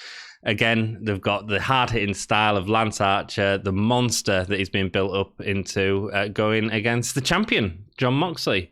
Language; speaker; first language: English; native; English